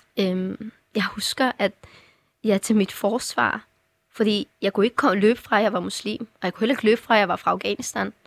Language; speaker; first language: Danish; early bilingual, other home language; Persian